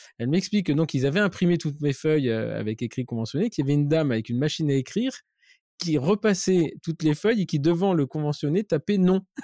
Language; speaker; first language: French; native; French